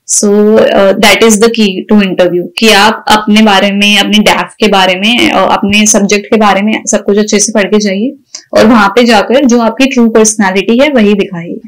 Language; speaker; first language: Hindi; native; Hindi